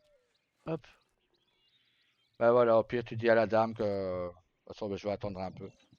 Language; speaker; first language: French; native; French